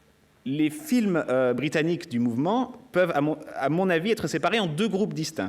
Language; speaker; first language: French; native; French